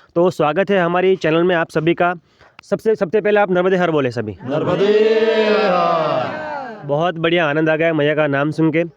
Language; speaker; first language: Hindi; non-native, local second language; Gujarati